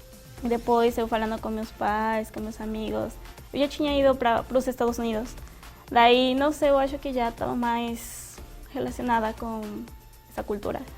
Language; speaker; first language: Portuguese; non-native, fluent; Spanish